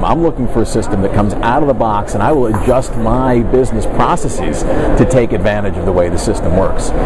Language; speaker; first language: English; native; English